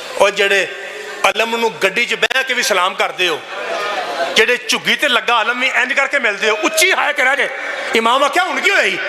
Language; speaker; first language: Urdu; non-native, local second language; Punjabi